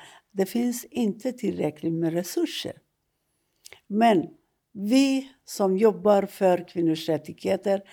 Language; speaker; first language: Swedish; non-native, fluent; Persian